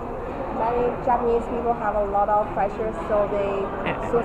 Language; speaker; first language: English; non-native, learner; Chinese